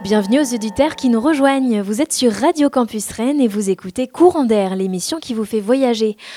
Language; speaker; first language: French; native; French